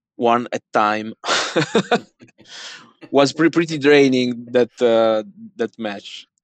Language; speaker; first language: English; non-native, fluent; Italian